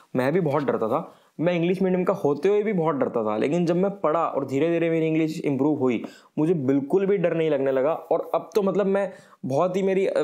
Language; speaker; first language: Hindi; native; Hindi